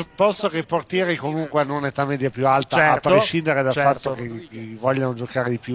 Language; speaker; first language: Italian; native; Italian